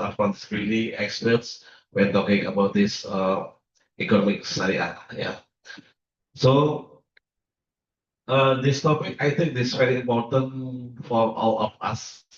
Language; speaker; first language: English; non-native, learner; Indonesian